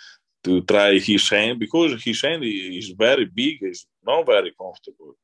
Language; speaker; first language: English; non-native, learner; Italian